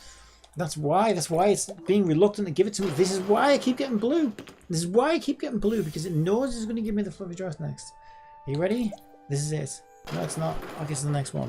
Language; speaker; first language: English; native; English